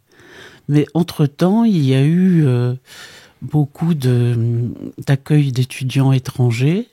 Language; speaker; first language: French; native; French